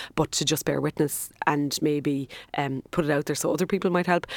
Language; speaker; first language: English; native; English